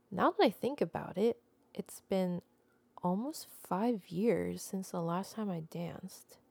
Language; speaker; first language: English; non-native, local second language; Filipino